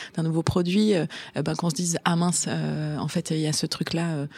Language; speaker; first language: French; native; French